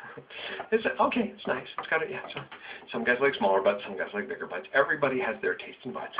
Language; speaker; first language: English; native; English